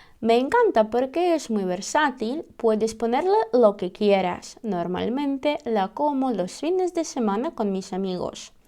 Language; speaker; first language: Spanish; non-native, fluent; Ukrainian